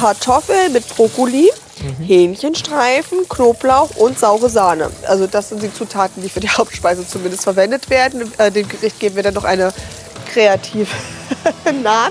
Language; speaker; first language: German; native; German